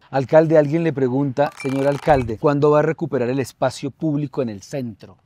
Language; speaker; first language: Spanish; native; Spanish